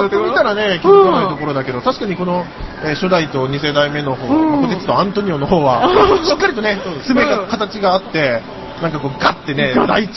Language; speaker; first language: Japanese; native; Japanese